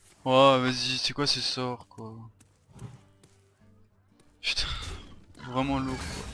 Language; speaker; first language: French; native; French